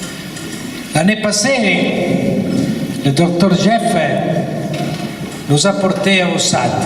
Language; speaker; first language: French; non-native, learner; Italian